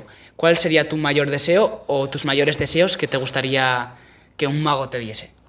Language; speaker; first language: Spanish; native; Spanish